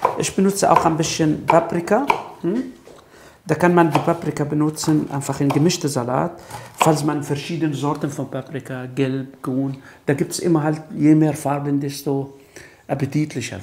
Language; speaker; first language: German; non-native, fluent; Arabic